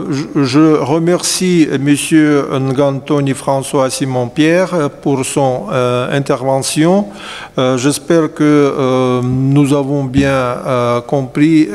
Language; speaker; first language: French; non-native, fluent; Russian